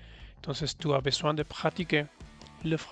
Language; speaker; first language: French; non-native, learner; Spanish